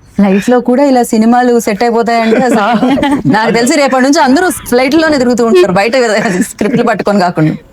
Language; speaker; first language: Telugu; native; Telugu